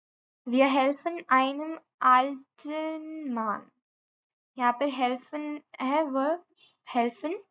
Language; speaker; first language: German; non-native, learner; Hindi